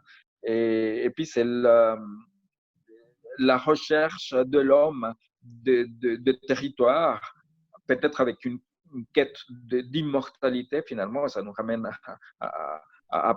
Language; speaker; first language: French; non-native, fluent; Spanish